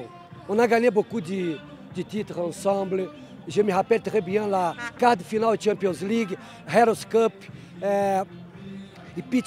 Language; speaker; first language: French; non-native, fluent; Portuguese